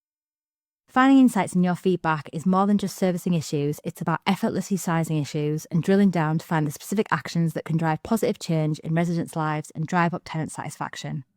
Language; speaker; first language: English; native; English